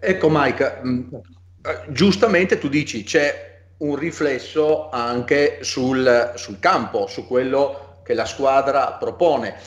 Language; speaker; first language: Italian; native; Italian